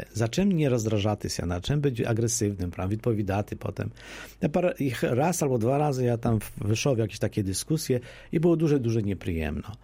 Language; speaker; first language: Polish; non-native, local second language; Ukrainian